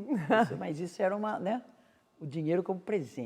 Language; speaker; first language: Portuguese; native; Portuguese